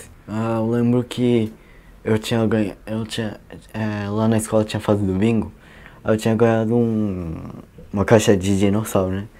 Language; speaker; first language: Portuguese; early bilingual, heritage; Portuguese